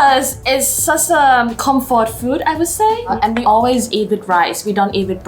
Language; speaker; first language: English; non-native, fluent; Thai